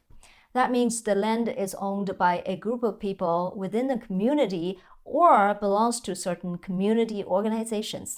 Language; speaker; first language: English; non-native, fluent; Chinese